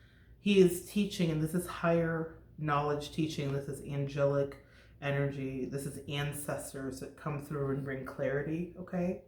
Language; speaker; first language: English; native; English